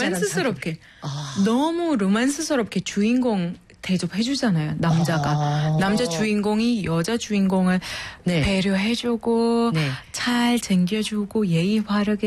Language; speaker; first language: Korean; non-native, fluent; Arabic